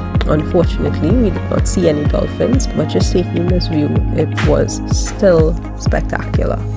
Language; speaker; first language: English; native; English